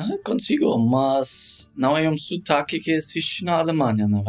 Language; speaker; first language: Portuguese; non-native, learner; German